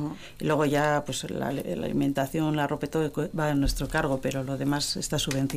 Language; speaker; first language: Spanish; native; Spanish